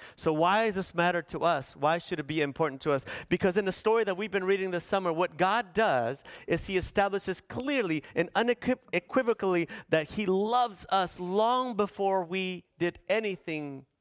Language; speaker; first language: English; early bilingual, other home language; Spanish